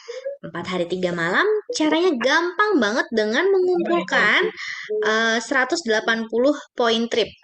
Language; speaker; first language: Indonesian; native; Indonesian